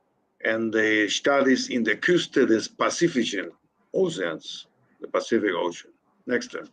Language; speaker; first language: German; non-native, learner; Spanish